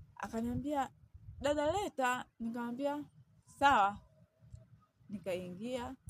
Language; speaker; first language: Swahili; native; Swahili